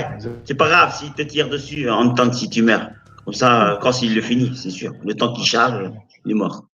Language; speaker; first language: French; native; French